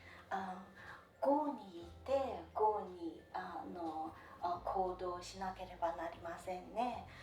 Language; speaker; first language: Japanese; non-native, fluent; Chinese